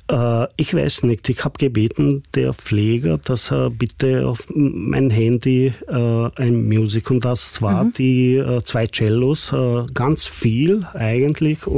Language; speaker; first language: German; non-native, fluent; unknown